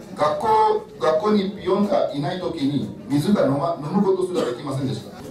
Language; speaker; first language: Japanese; non-native, fluent; Marathi